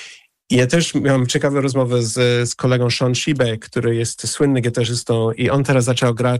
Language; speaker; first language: Polish; non-native, fluent; English